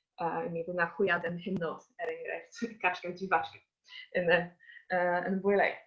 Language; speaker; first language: Welsh; non-native, fluent; Polish